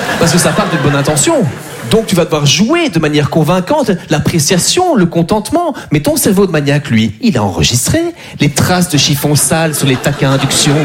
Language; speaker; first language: French; native; French